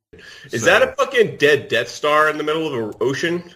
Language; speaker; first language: English; native; English